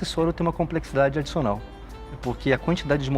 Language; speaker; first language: Portuguese; native; Portuguese